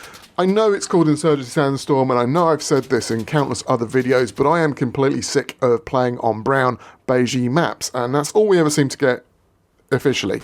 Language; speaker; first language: English; native; English